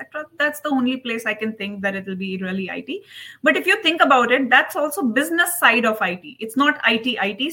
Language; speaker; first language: English; non-native, local second language; Hindi